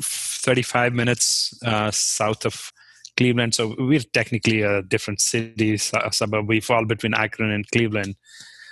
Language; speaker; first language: English; non-native, local second language; Kashmiri